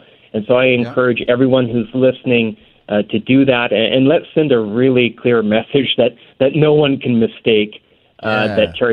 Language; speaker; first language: English; native; English